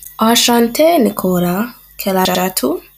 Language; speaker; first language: French; non-native, learner; English